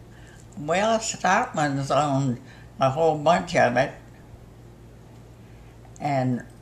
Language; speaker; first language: English; native; English